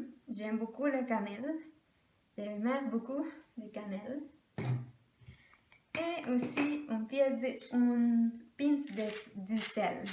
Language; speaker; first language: French; non-native, learner; Spanish